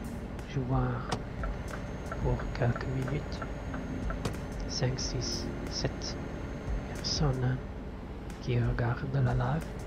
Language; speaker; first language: French; non-native, learner; Italian